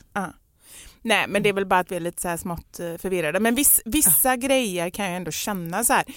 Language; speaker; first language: Swedish; native; Swedish